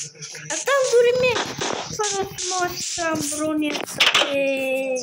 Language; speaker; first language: Bulgarian; early bilingual, heritage; Bulgarian